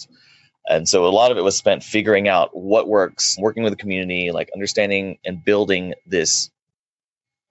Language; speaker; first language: English; native; English